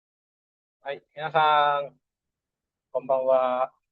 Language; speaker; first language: Japanese; non-native, fluent; Indonesian